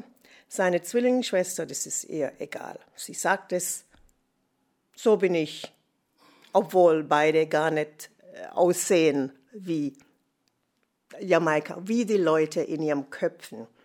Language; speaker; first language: German; non-native, fluent; English